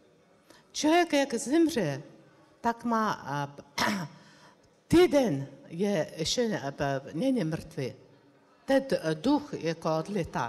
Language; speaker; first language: Czech; non-native, learner; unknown